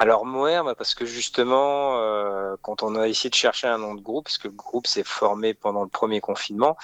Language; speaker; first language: French; native; French